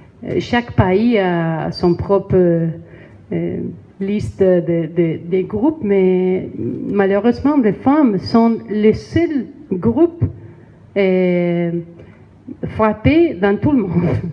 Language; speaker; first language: French; non-native, learner; Spanish